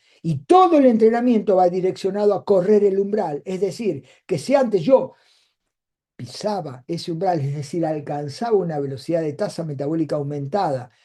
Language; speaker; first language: Spanish; native; Spanish